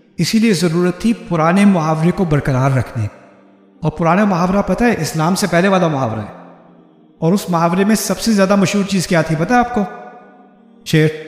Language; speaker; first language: Urdu; early bilingual, heritage; Urdu